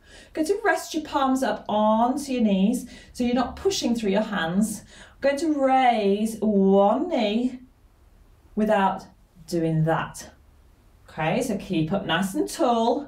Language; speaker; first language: English; native; English